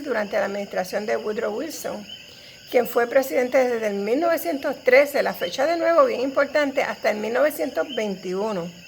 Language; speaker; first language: Spanish; native; Spanish